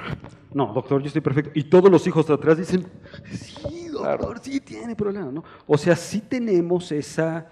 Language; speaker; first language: Spanish; native; Spanish